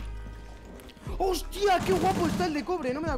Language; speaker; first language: Spanish; native; Spanish